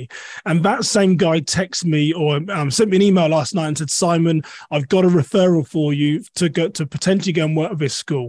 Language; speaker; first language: English; native; English